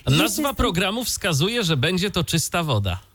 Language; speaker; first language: Polish; native; Polish